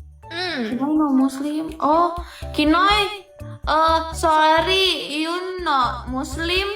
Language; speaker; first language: English; non-native, learner; Sundanese